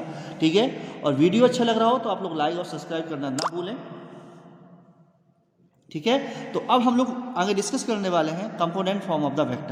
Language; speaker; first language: Hindi; native; Hindi